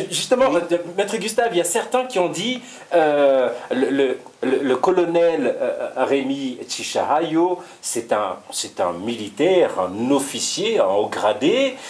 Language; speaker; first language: French; non-native, local second language; Rundi